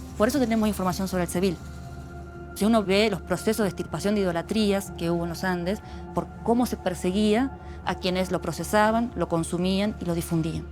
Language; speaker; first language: Spanish; native; Spanish